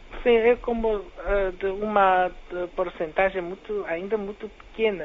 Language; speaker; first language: Portuguese; non-native, fluent; Chinese